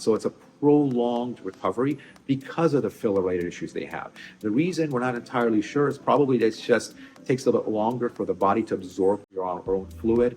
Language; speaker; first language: English; native; English